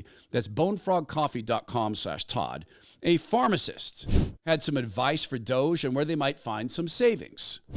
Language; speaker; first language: English; native; English